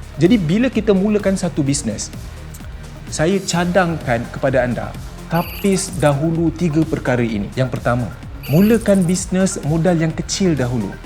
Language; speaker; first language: Malay; native; Malay